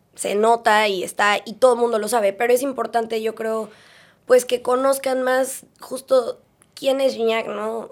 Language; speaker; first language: Spanish; native; Spanish